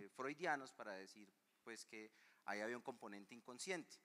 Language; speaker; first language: Spanish; native; Spanish